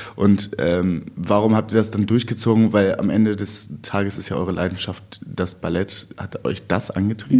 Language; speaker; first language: German; native; German